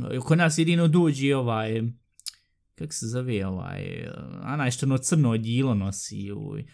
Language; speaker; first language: Bosnian; early bilingual, heritage; Bosnian